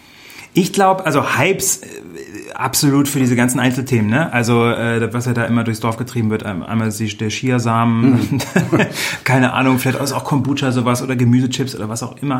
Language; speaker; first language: German; native; German